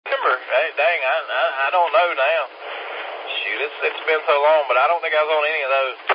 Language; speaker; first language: English; native; English